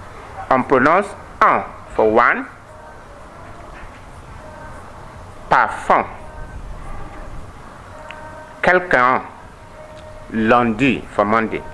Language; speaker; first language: French; non-native, learner; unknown